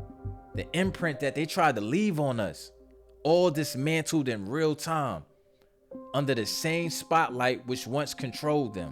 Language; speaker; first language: English; native; English